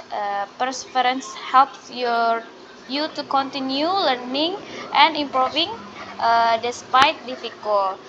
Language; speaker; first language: English; non-native, learner; Indonesian